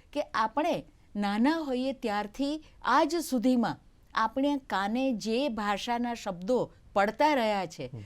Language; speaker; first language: Gujarati; native; Gujarati